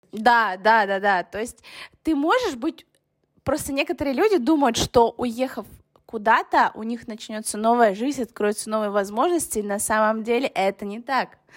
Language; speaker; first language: Russian; early bilingual, other home language; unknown